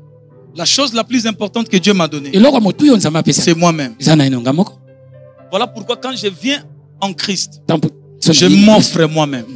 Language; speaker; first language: French; non-native, local second language; Lingala